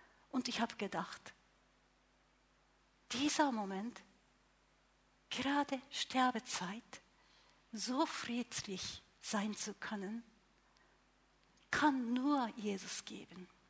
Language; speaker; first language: German; non-native, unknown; Japanese